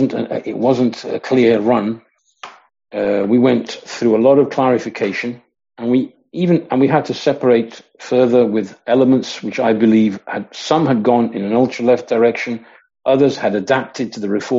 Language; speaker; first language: English; native; English